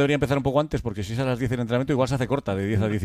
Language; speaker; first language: Spanish; native; Spanish